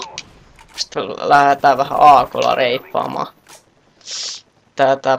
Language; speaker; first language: Finnish; native; Finnish